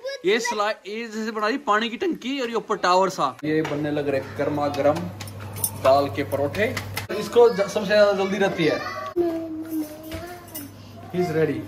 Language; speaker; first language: Hindi; native; Hindi